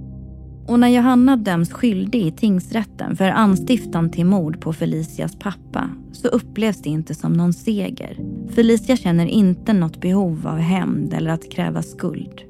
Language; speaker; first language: Swedish; native; Swedish